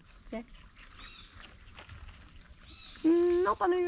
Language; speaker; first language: French; native; French